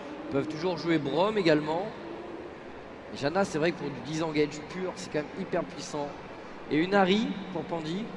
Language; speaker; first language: French; native; French